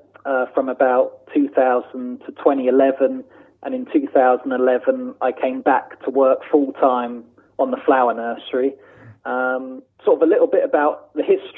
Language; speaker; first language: English; native; English